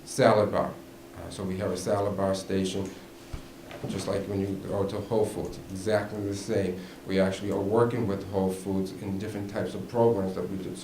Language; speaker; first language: English; native; English